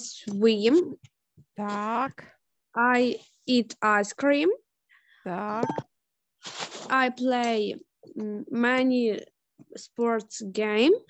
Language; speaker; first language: English; non-native, learner; Ukrainian